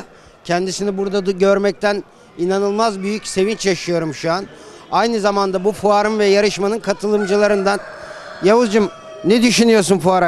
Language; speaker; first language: Turkish; native; Turkish